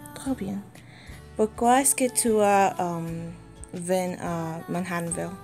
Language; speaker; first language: French; non-native, learner; English